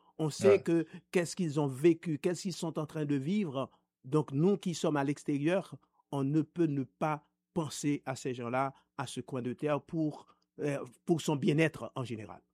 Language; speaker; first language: French; non-native, local second language; Haitian Creole